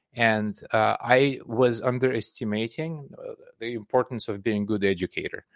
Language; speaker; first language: English; non-native, fluent; Russian